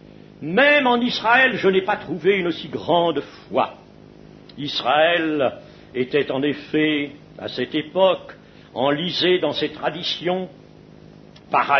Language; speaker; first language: French; native; French